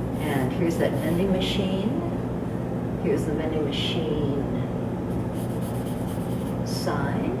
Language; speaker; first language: English; native; English